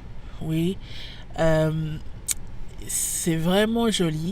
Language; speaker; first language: French; non-native, fluent; English